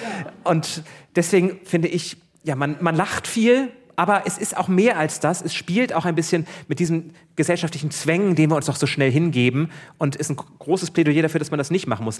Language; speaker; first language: German; native; German